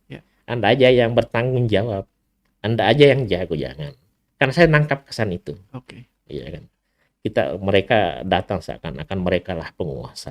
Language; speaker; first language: Indonesian; native; Indonesian